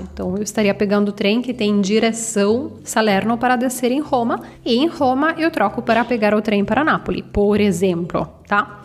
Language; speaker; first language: Portuguese; non-native, fluent; Italian